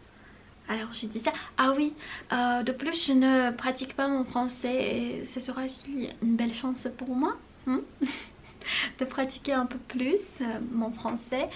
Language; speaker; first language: French; non-native, fluent; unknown